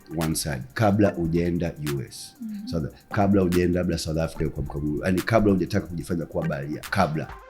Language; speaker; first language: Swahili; native; Swahili